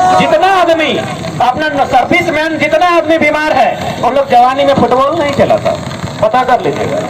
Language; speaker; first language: Hindi; native; Hindi